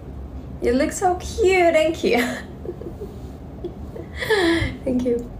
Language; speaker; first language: English; non-native, learner; Russian